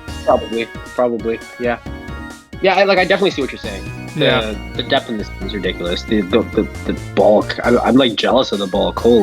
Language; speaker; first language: English; native; English